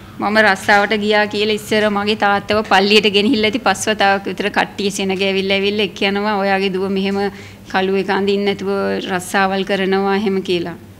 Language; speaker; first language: Sinhala; non-native, local second language; Tamil